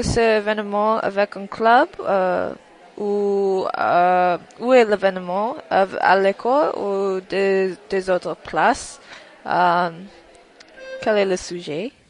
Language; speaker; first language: French; non-native, learner; English